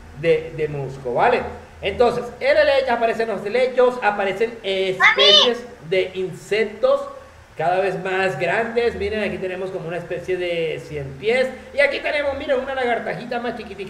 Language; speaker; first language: Spanish; native; Spanish